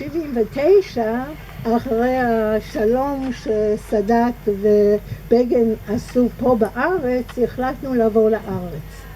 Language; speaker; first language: Hebrew; non-native, fluent; English